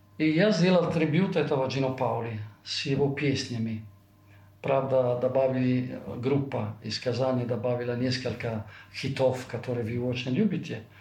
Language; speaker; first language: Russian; non-native, fluent; Italian